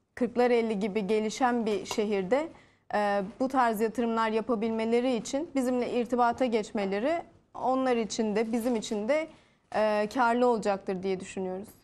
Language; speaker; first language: Turkish; native; Turkish